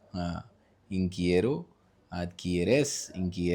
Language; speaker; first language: Spanish; non-native, learner; Hindi